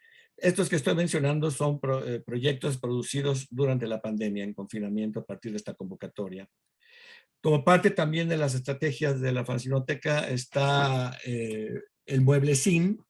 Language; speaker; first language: Spanish; native; Spanish